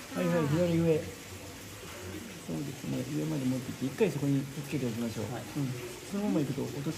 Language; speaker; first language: Japanese; native; Japanese